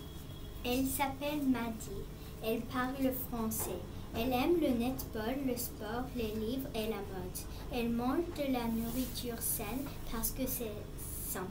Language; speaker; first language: French; non-native, learner; English